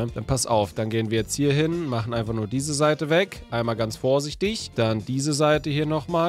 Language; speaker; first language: German; native; German